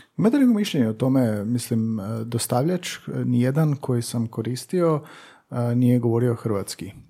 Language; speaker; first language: Croatian; native; Croatian